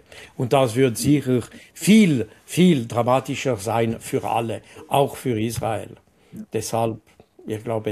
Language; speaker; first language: German; non-native, local second language; French